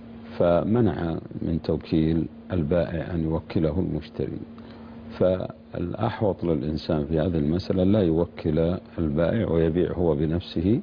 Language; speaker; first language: Arabic; native; Arabic